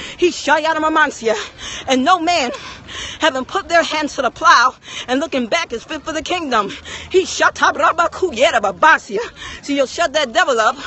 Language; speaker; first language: English; native; English